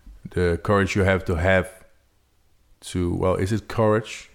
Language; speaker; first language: English; non-native, fluent; Dutch